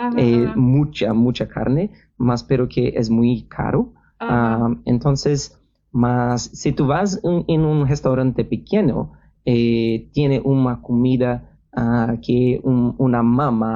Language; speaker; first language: Spanish; non-native, learner; Portuguese